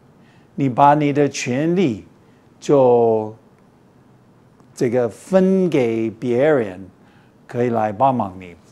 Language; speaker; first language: Chinese; non-native, fluent; English